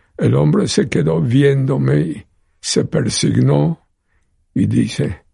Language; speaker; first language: Spanish; non-native, fluent; Polish